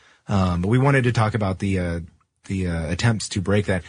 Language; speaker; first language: English; native; English